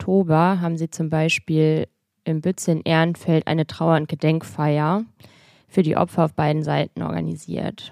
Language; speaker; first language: German; native; German